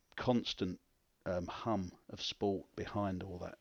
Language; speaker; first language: English; native; English